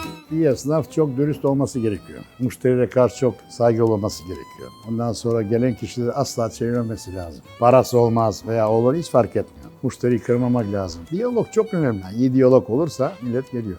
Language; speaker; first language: Turkish; non-native, fluent; Bosnian